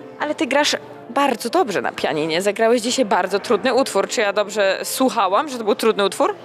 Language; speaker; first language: Polish; native; Polish